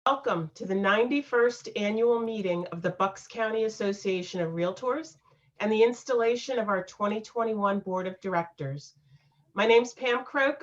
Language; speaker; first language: English; native; English